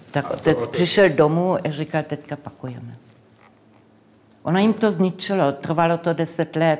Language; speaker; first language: Czech; non-native, local second language; English